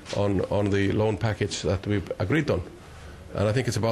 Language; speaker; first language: English; non-native, fluent; Icelandic